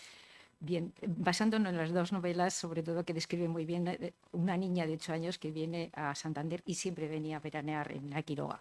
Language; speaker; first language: Spanish; native; Spanish